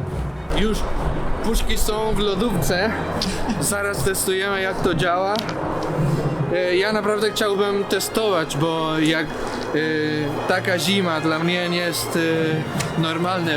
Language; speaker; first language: Polish; non-native, learner; Spanish